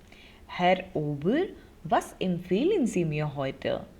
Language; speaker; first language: German; non-native, fluent; Hindi